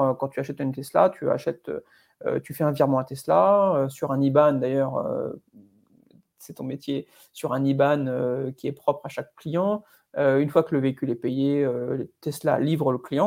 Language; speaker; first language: French; native; French